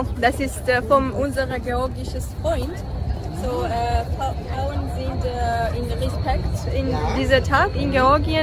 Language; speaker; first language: German; non-native, learner; Georgian